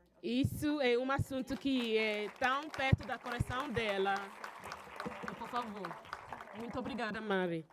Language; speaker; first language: Portuguese; non-native, fluent; English